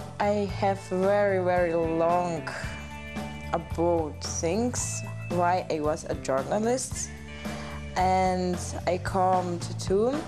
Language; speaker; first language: English; non-native, learner; German